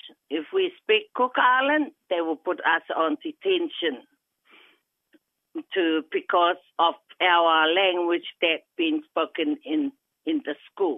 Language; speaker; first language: English; non-native, fluent; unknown